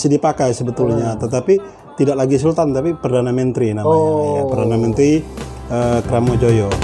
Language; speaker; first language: Indonesian; native; Indonesian